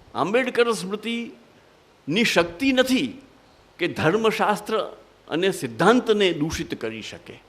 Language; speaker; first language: Gujarati; non-native, local second language; Hindi